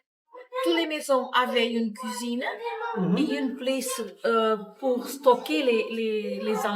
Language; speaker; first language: French; non-native, learner; Portuguese